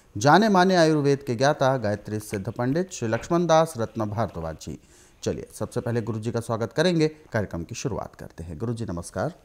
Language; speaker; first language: Hindi; native; Hindi